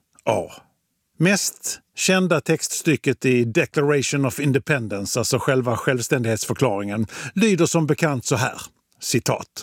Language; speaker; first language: Swedish; native; Swedish